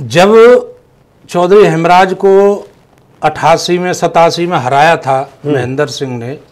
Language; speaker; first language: Hindi; native; Hindi